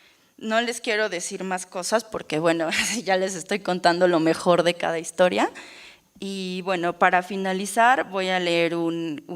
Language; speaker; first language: Spanish; native; Spanish